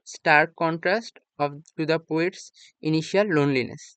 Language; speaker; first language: English; non-native, local second language; Bangla